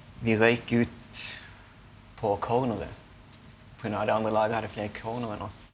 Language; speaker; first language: Norwegian; early bilingual, other home language; Spanish